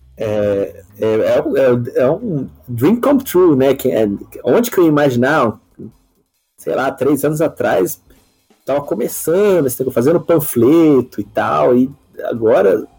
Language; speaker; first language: Portuguese; native; Portuguese